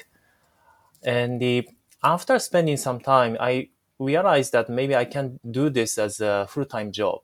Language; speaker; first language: English; non-native, fluent; Japanese